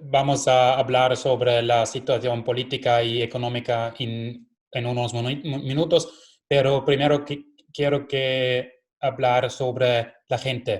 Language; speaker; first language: Spanish; non-native, learner; German